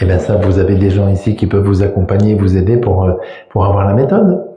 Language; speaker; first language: French; native; French